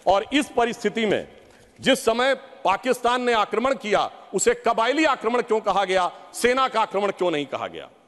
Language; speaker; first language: Hindi; native; Hindi